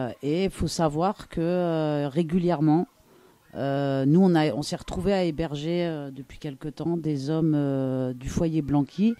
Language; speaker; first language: French; native; French